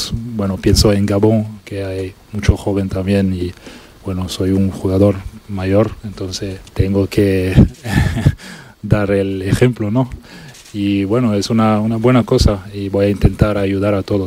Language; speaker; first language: Spanish; non-native, local second language; French